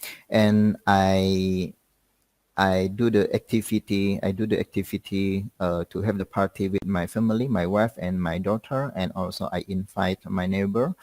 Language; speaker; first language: English; non-native, learner; Indonesian